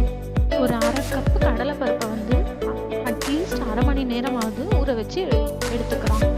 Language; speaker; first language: Tamil; native; Tamil